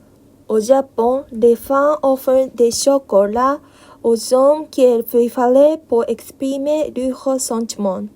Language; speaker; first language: French; non-native, learner; Japanese